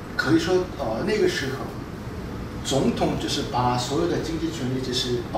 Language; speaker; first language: Chinese; non-native, fluent; Korean